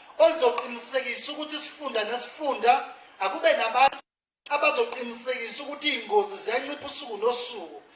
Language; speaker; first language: Zulu; native; Zulu